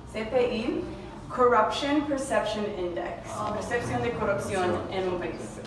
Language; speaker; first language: Spanish; non-native, learner; English